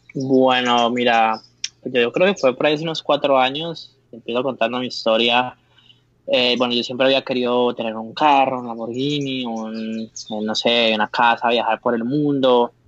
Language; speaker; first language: Spanish; native; Spanish